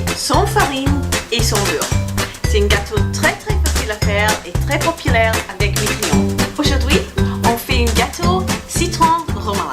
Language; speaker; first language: French; non-native, fluent; English